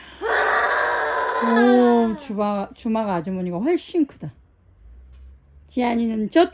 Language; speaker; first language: Korean; native; Korean